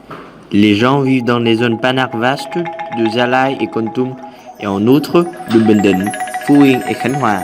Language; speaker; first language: French; non-native, learner; Vietnamese